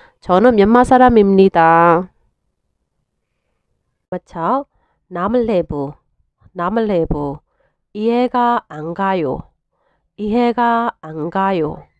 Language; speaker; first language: Korean; non-native, fluent; Burmese